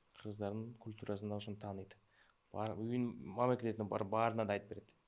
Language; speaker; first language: Kyrgyz; early bilingual, other home language; Russian